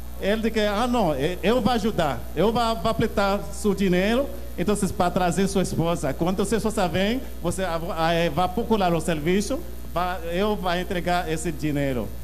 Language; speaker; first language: Portuguese; non-native, learner; Haitian Creole